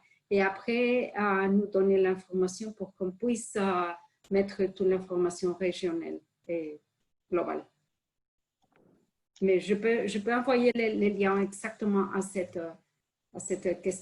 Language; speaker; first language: French; non-native, fluent; Spanish